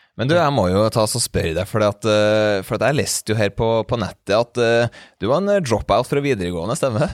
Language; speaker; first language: Norwegian; native; Norwegian